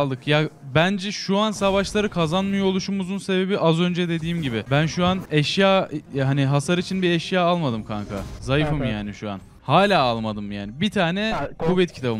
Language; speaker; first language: Turkish; native; Turkish